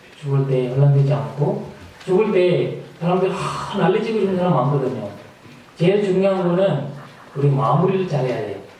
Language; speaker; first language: Korean; non-native, fluent; Sinhala